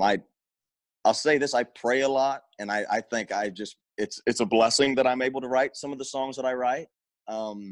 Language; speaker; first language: English; native; English